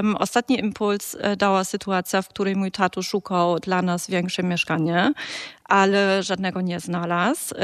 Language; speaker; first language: Polish; early bilingual, heritage; Polish